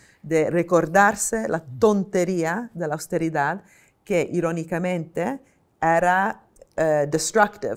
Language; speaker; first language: Spanish; non-native, fluent; Italian